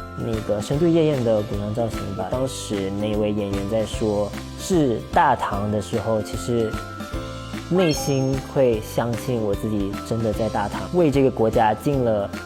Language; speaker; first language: Chinese; early bilingual, heritage; Chinese